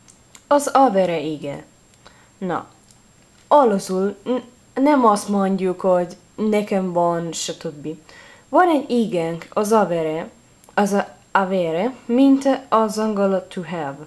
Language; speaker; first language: Hungarian; non-native, learner; Italian